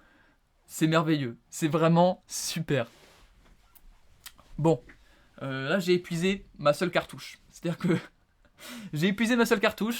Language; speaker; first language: French; native; French